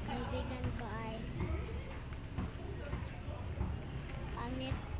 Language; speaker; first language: Filipino; non-native, local second language; Cebuano